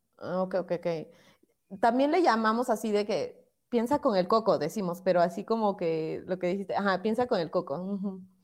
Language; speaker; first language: Spanish; native; Spanish